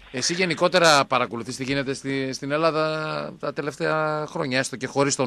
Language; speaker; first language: Greek; native; Greek